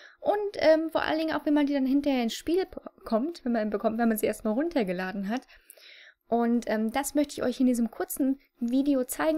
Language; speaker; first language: German; native; German